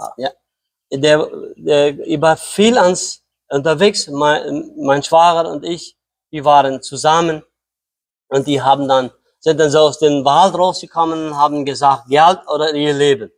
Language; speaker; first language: German; early bilingual, heritage; Low German